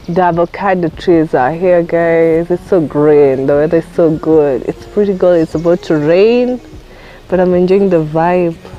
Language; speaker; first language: English; non-native, local second language; Kikuyu